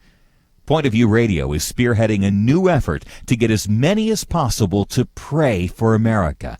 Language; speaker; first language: English; native; English